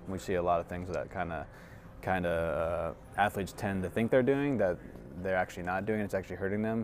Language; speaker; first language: English; native; English